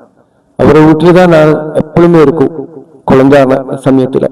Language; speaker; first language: Tamil; non-native, learner; Malayalam